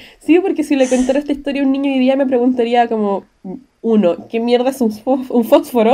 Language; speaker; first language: Spanish; native; Spanish